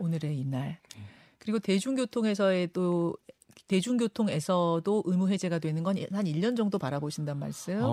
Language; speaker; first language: Korean; native; Korean